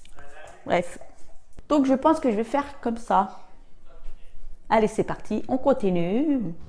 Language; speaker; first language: French; native; French